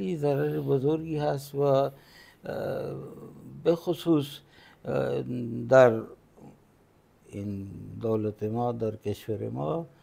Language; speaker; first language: Persian; non-native, fluent; Punjabi